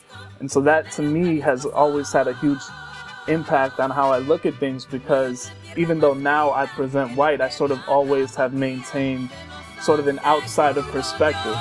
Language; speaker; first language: English; early bilingual, other home language; Spanish